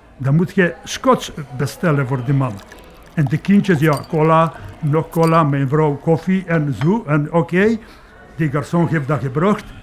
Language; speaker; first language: Dutch; non-native, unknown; Polish